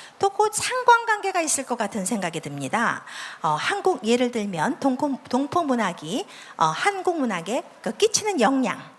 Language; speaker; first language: Korean; native; Korean